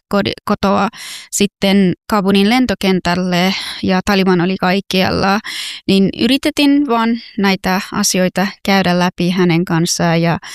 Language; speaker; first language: Finnish; non-native, fluent; Persian